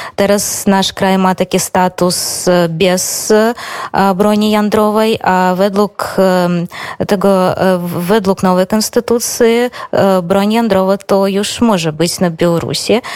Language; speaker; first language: Polish; non-native, fluent; Belarusian